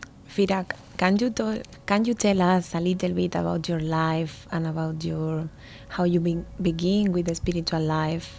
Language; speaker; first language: English; non-native, fluent; Spanish